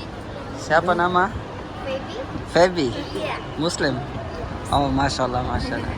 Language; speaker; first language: Indonesian; non-native, local second language; Urdu